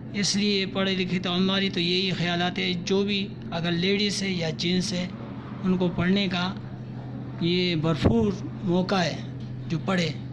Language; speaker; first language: Urdu; non-native, local second language; Pashto